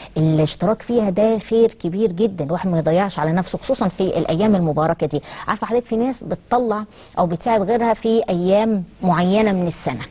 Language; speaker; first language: Egyptian Arabic; native; Egyptian Arabic